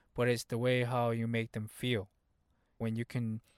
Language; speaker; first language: English; early bilingual, other home language; Hmong